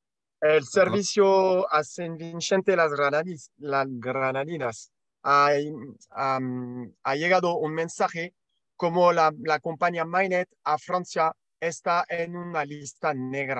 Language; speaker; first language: Spanish; non-native, learner; French